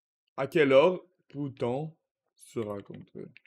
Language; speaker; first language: French; non-native, learner; Russian